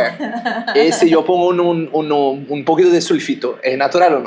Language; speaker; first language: Spanish; non-native, fluent; Portuguese